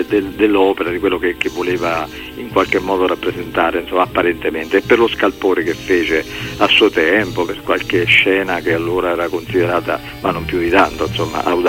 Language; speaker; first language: Italian; native; Italian